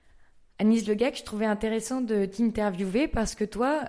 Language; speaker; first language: French; native; French